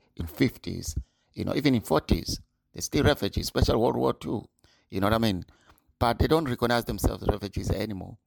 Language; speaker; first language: English; non-native, local second language; North Ndebele